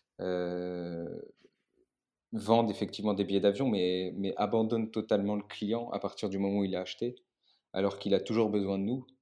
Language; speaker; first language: French; native; French